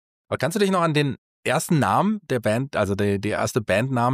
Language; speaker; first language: German; native; German